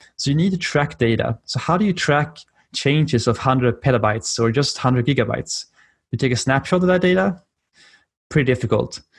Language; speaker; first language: English; non-native, fluent; Swedish